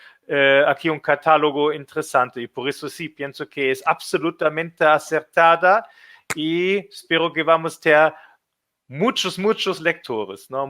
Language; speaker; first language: Spanish; non-native, fluent; German